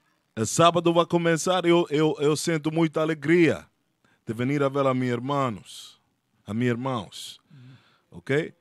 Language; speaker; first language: Portuguese; non-native, fluent; Spanish